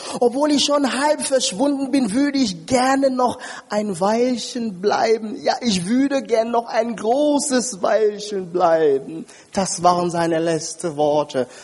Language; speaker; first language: German; non-native, fluent; French